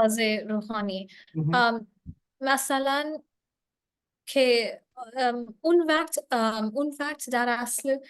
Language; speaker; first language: Persian; non-native, learner; English